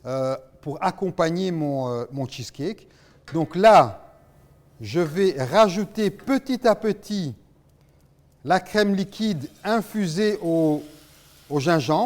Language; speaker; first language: French; native; French